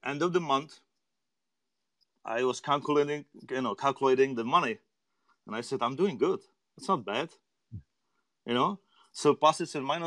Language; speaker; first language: English; non-native, learner; Czech